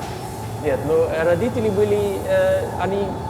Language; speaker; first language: Russian; non-native, learner; Dutch